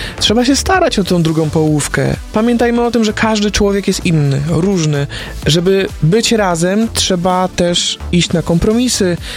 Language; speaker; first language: Polish; native; Polish